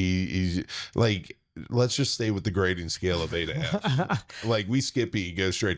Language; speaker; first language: English; native; English